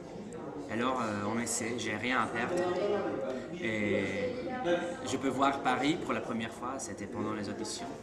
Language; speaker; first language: French; non-native, fluent; Italian